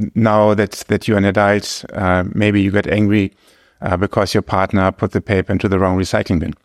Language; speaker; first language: English; non-native, fluent; German